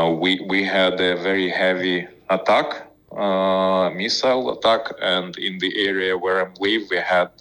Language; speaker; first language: English; non-native, fluent; Ukrainian